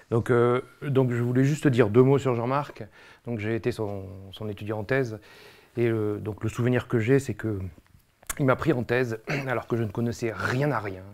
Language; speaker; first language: French; native; French